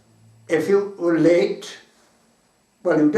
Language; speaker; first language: English; native; English